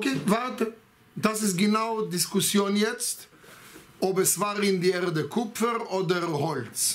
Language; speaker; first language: German; non-native, fluent; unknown